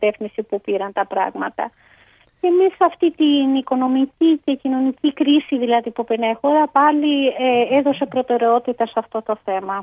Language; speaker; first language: Greek; non-native, fluent; Albanian